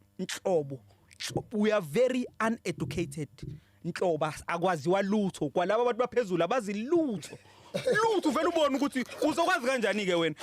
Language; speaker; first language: Zulu; native; Zulu